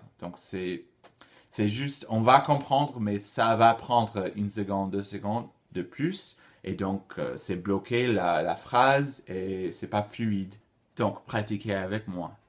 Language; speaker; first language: French; non-native, fluent; English